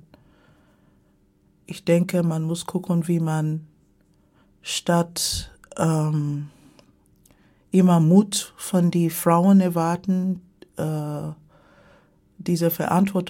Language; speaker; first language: German; non-native, fluent; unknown